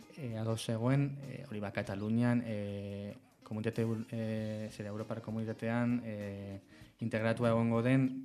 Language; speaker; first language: Basque; non-native, local second language; Spanish